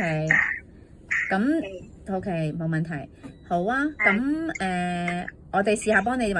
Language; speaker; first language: Cantonese; native; Cantonese